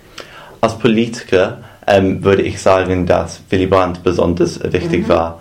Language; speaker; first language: German; non-native, fluent; English